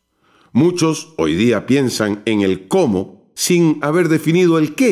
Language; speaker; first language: Spanish; native; Spanish